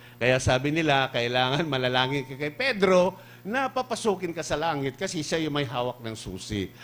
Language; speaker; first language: Filipino; non-native, local second language; Cebuano